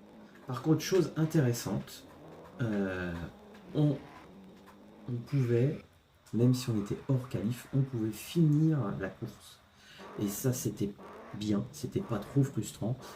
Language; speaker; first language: French; native; French